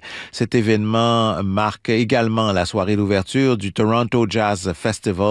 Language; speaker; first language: French; native; French